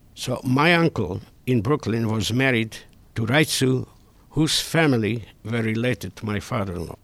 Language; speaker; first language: English; non-native, fluent; Hungarian